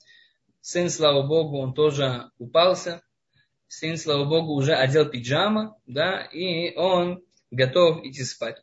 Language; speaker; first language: Russian; non-native, fluent; Hebrew